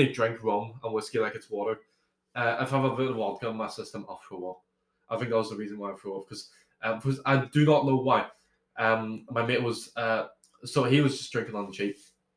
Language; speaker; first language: English; native; English